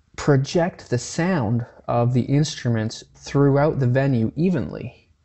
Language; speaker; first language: English; native; English